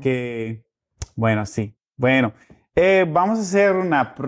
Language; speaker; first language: Spanish; non-native, fluent; English